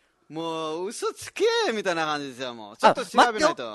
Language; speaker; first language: Japanese; non-native, fluent; Nepali